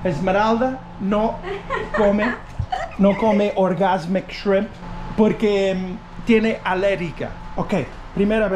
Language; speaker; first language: Spanish; non-native, learner; English